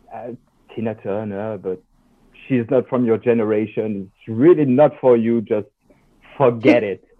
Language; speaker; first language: English; non-native, fluent; French